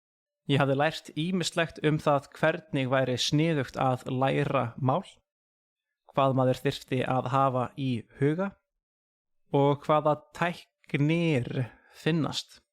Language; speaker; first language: Icelandic; non-native, fluent; English